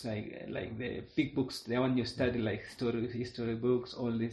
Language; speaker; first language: English; non-native, local second language; Kalenjin